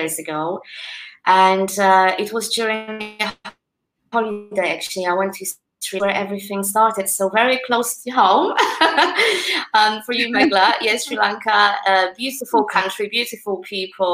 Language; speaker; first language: English; non-native, fluent; Polish